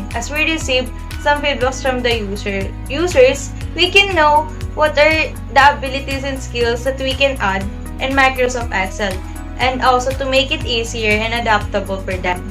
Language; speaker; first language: English; non-native, local second language; Filipino